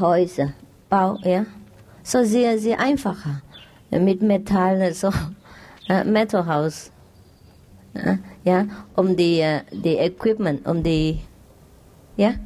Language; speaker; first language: German; non-native, learner; Vietnamese